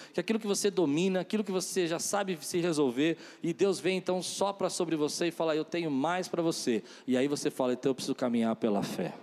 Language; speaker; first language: Portuguese; native; Portuguese